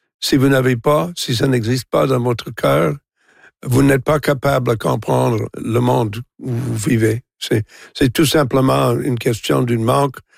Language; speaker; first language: French; non-native, local second language; English